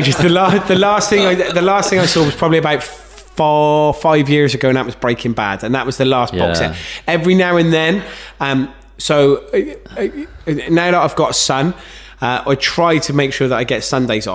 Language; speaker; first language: English; native; English